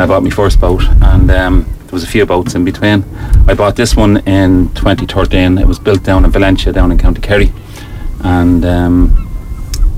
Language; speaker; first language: English; native; English